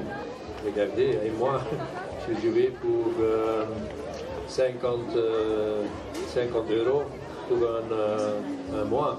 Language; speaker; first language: French; non-native, local second language; Dutch